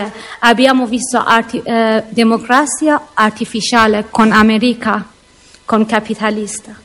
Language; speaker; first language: Italian; non-native, learner; Persian